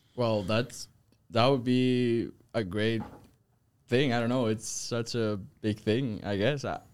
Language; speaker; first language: English; non-native, fluent; Spanish